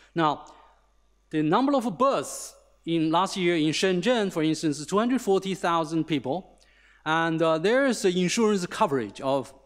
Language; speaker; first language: English; non-native, fluent; Chinese